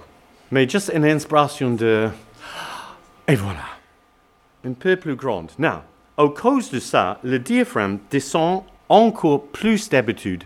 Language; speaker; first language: French; non-native, learner; English